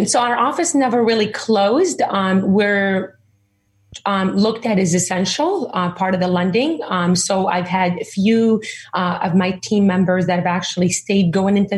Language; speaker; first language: English; early bilingual, other home language; Arabic